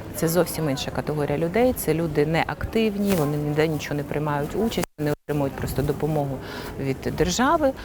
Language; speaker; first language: Ukrainian; non-native, local second language; Russian